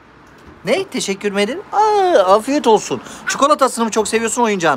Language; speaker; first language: Turkish; native; Turkish